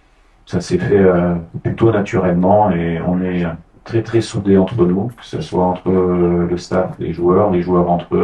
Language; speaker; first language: French; non-native, fluent; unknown